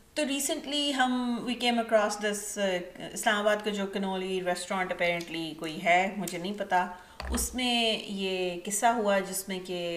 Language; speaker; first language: Urdu; native; Urdu